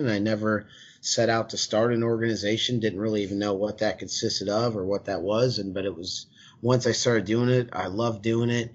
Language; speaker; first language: English; native; English